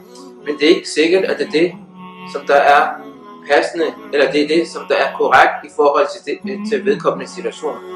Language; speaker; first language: Danish; early bilingual, other home language; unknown